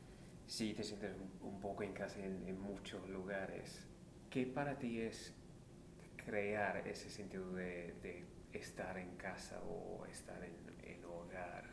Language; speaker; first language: Spanish; non-native, fluent; English